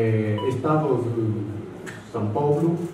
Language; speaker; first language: Portuguese; non-native, fluent; Chinese